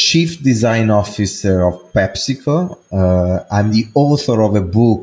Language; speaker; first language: English; non-native, fluent; Italian